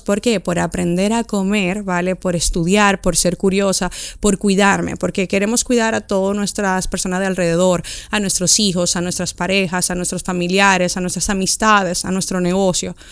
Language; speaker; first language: Spanish; native; Spanish